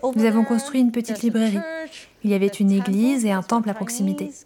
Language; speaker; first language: French; non-native, fluent; Cantonese